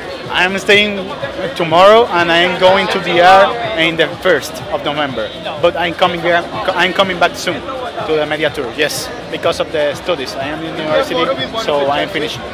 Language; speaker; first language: English; non-native, learner; Spanish